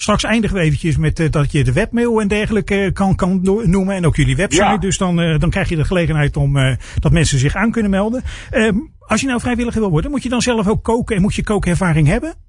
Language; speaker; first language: Dutch; native; Dutch